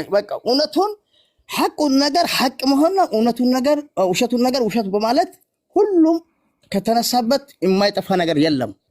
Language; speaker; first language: Amharic; non-native, local second language; Afar